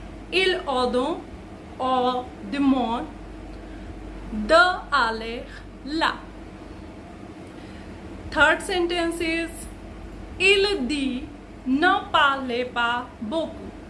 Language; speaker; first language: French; non-native, fluent; Hindi